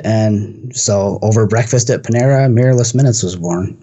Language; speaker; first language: English; native; English